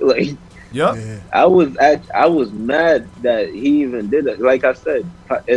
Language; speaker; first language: English; native; English